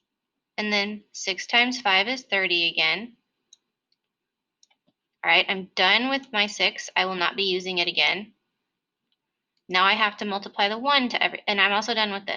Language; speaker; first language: English; native; English